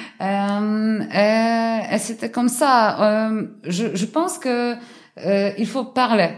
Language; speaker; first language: French; non-native, learner; Polish